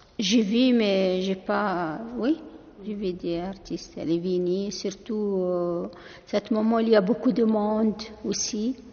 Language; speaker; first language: French; non-native, learner; Arabic